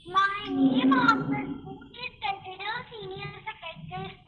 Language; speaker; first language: English; non-native, learner; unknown